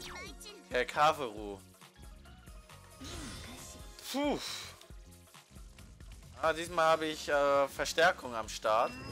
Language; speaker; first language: German; native; German